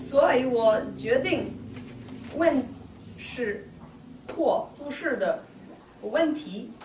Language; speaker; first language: Chinese; non-native, learner; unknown